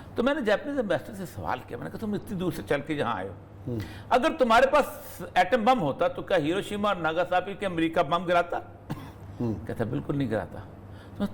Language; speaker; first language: Urdu; non-native, local second language; Punjabi